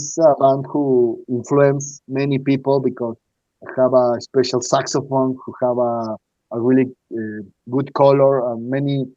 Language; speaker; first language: English; non-native, learner; Spanish